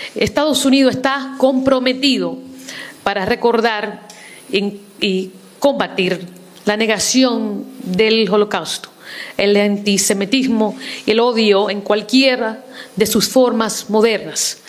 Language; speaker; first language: Spanish; early bilingual, heritage; Spanish